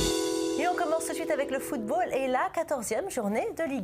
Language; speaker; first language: French; native; French